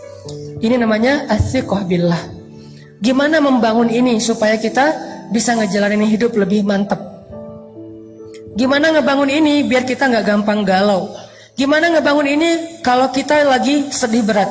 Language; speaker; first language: Indonesian; native; Indonesian